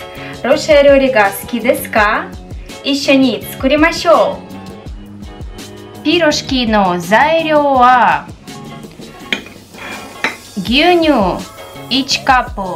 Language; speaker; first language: Japanese; non-native, learner; Russian